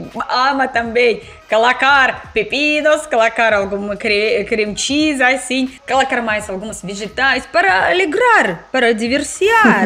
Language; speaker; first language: Portuguese; non-native, learner; Russian